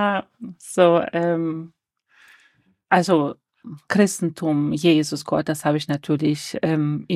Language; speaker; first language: German; early bilingual, other home language; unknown